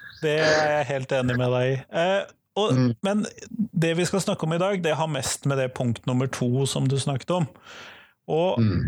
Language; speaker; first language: Norwegian; native; Norwegian